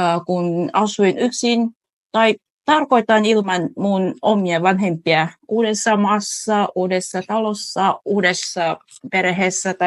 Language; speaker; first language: Finnish; non-native, fluent; Vietnamese